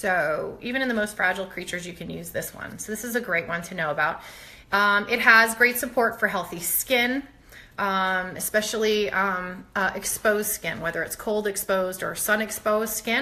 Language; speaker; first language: English; native; English